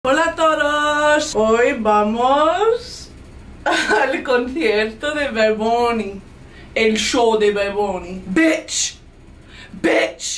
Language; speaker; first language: Spanish; non-native, learner; English